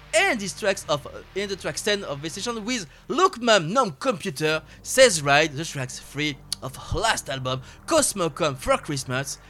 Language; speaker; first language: English; non-native, learner; French